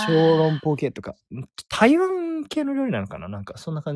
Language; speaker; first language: Japanese; native; Japanese